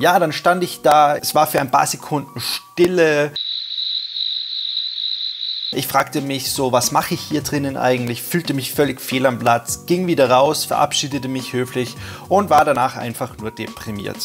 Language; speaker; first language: German; native; German